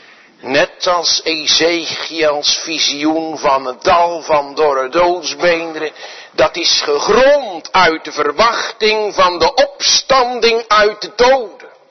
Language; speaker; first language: Dutch; native; Dutch